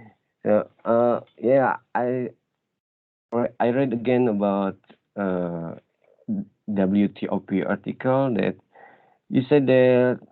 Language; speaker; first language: English; non-native, learner; Indonesian